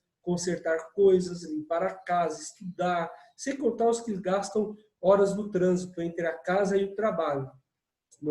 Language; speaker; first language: Portuguese; native; Portuguese